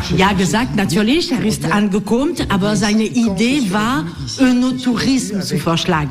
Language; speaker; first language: German; non-native, fluent; French